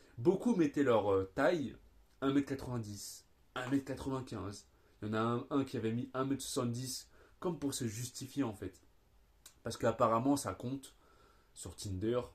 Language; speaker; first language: French; native; French